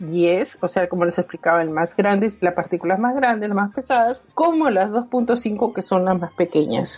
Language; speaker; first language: Spanish; native; Spanish